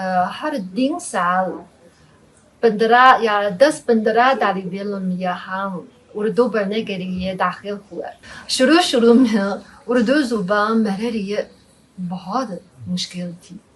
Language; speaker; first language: Hindi; non-native, fluent; Chinese